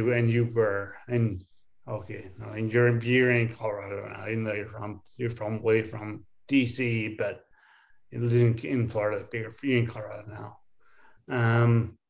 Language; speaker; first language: English; native; English